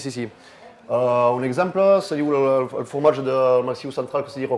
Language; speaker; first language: Catalan; non-native, local second language; French